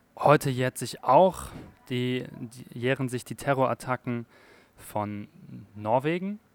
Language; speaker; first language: German; native; German